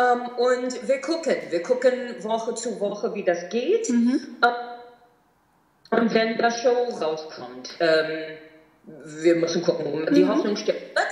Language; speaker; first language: German; non-native, fluent; English